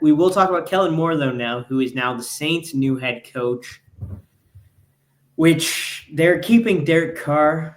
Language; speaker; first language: English; native; English